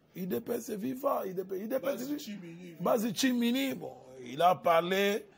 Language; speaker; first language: French; non-native, local second language; Lingala